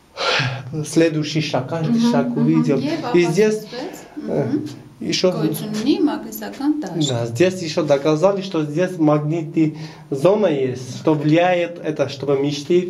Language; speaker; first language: Russian; non-native, local second language; Armenian